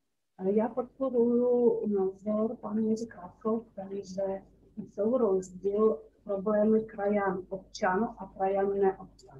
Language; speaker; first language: Czech; early bilingual, heritage; Czech